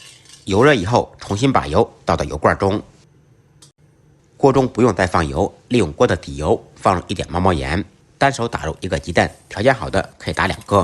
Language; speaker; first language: Chinese; native; Chinese